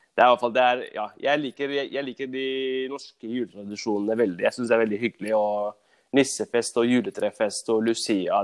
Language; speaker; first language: Norwegian; early bilingual, other home language; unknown